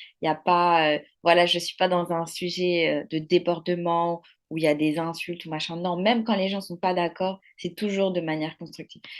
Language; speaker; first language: French; non-native, local second language; Arabic